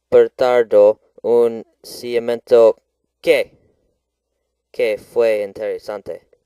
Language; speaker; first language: Spanish; non-native, learner; English